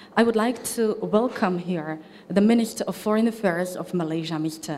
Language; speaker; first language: English; non-native, fluent; Slovak